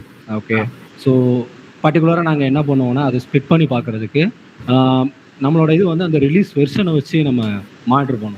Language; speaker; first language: Tamil; native; Tamil